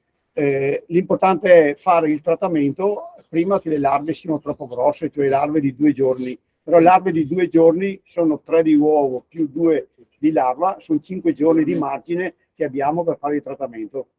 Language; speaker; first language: Italian; native; Italian